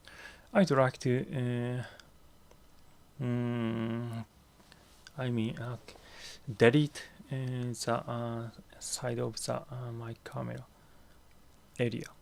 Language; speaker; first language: English; non-native, learner; Japanese